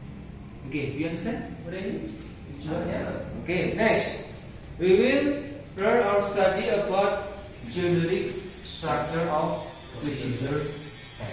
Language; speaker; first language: English; non-native, learner; Indonesian